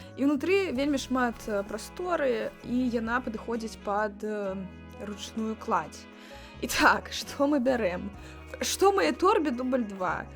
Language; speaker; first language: Belarusian; non-native, local second language; Russian